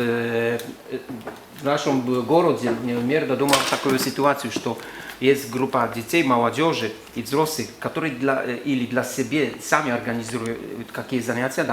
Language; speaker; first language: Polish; non-native, learner; Russian